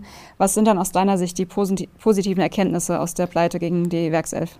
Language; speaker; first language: German; native; German